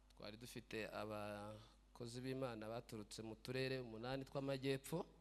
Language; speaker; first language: Kinyarwanda; native; Kinyarwanda